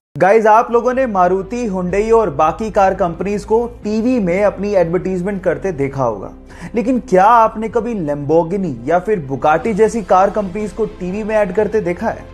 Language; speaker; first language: Hindi; native; Hindi